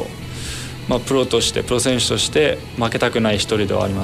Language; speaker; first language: Japanese; native; Japanese